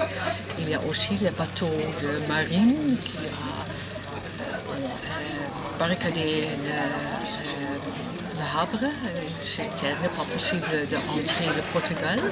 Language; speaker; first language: French; non-native, learner; Dutch